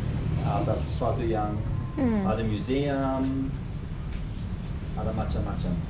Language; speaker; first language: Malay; non-native, fluent; English